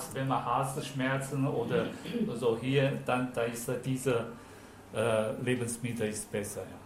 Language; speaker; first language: German; non-native, fluent; Chinese